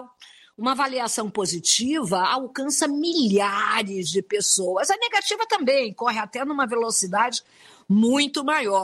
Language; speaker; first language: Portuguese; native; Portuguese